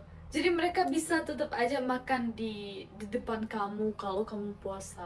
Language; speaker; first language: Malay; non-native, fluent; Korean